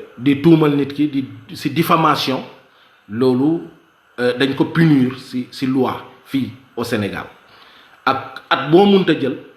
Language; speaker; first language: Wolof; non-native, local second language; Mandingo